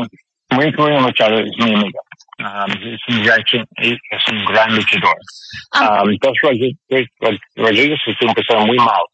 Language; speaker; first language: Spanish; non-native, learner; English